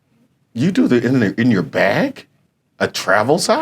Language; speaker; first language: English; native; English